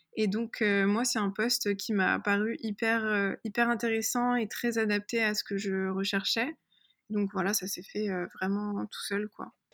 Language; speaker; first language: French; early bilingual, other home language; Persian